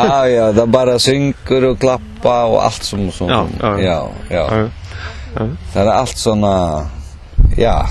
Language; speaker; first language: Icelandic; non-native, learner; Faroese